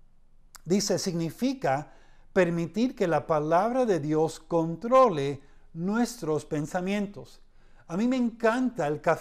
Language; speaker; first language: Spanish; early bilingual, heritage; Spanish